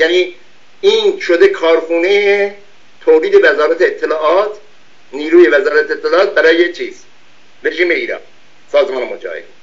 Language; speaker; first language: Persian; non-native, local second language; Azerbaijani